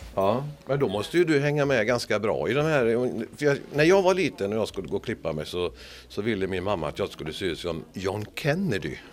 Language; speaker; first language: Swedish; native; Swedish